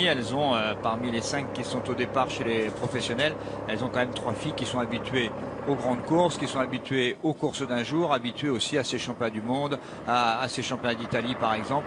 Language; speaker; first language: French; native; French